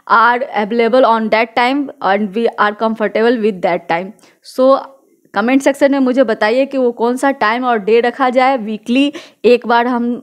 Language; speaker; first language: Hindi; native; Hindi